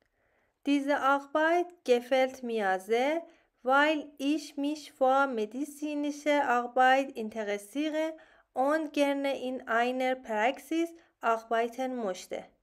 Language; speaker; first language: German; non-native, learner; Persian